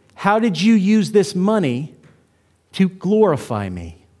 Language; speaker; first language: English; native; English